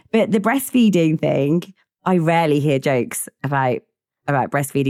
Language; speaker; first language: English; native; English